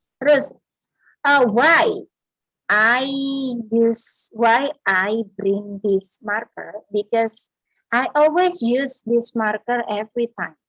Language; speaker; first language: English; non-native, fluent; Indonesian